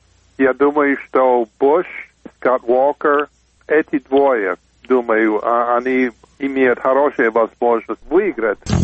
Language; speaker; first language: Russian; non-native, fluent; English